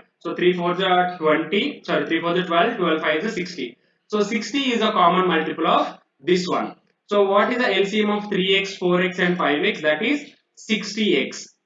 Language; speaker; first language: English; non-native, local second language; Telugu